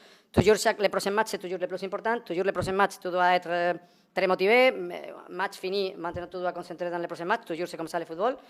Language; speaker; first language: French; non-native, learner; Spanish